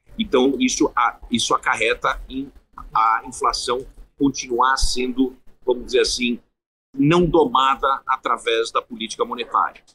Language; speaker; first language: Portuguese; early bilingual, heritage; Portuguese